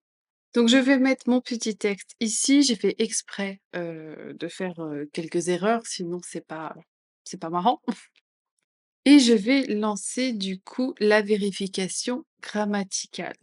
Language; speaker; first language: French; native; French